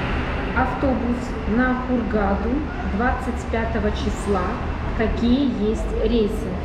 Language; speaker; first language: Russian; native; Russian